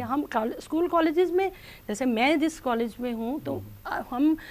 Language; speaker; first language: Hindi; native; Hindi